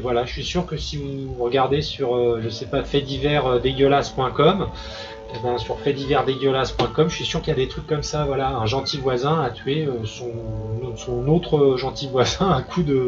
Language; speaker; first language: French; native; French